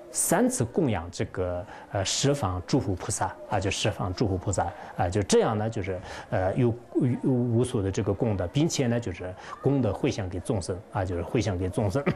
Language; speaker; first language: Chinese; non-native, local second language; Tibetan